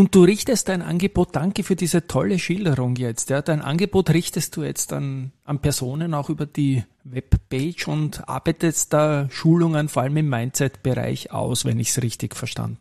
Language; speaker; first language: German; native; German